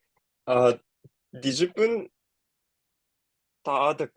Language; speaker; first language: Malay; non-native, learner; Japanese